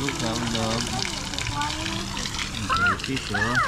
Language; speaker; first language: English; non-native, local second language; Filipino